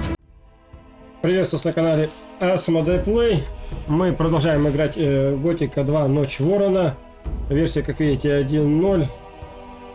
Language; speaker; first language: Russian; native; Russian